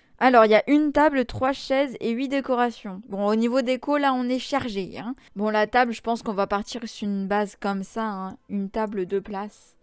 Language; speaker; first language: French; native; French